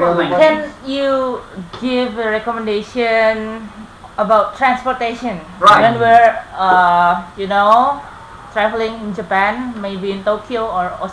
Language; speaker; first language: English; non-native, fluent; Indonesian